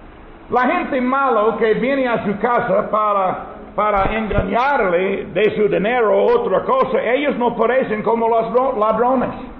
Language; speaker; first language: Spanish; non-native, learner; English